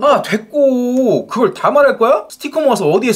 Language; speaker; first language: Korean; native; Korean